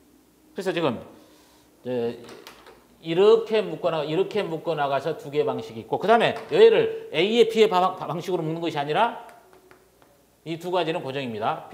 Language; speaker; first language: Korean; native; Korean